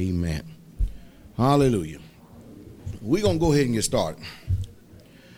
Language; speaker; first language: English; native; English